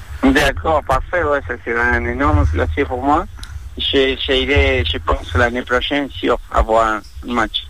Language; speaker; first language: French; non-native, fluent; Spanish